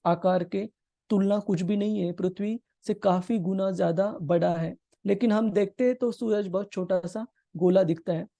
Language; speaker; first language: Hindi; non-native, local second language; Marathi